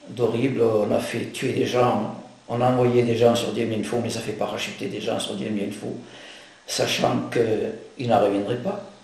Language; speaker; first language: French; native; French